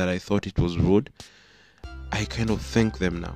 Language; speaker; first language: English; non-native, local second language; Swahili